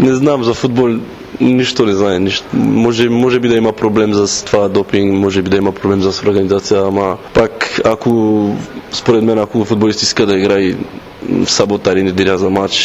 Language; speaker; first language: Bulgarian; non-native, learner; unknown